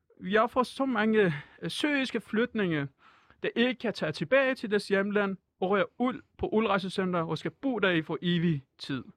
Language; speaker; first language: Danish; non-native, fluent; Persian